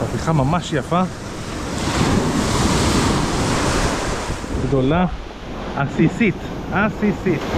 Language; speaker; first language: Hebrew; native; Hebrew